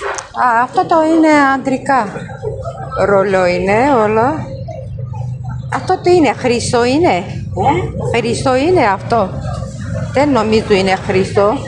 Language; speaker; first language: Greek; non-native, learner; Armenian